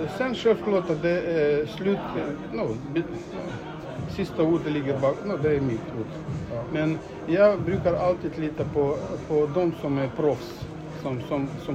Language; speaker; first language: Swedish; non-native, fluent; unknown